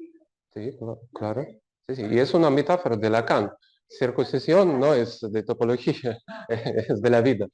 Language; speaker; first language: Spanish; non-native, learner; Russian